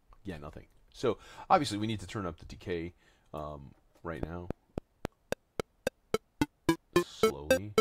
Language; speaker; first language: English; native; English